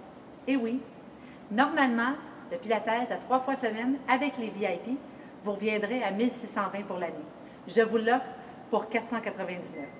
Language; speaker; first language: French; native; French